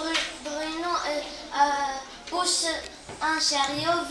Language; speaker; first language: French; non-native, learner; Arabic